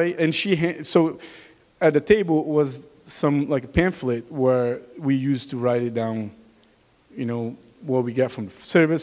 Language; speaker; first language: English; non-native, learner; Portuguese